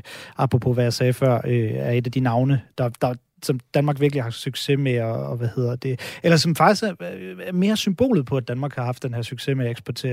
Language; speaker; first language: Danish; native; Danish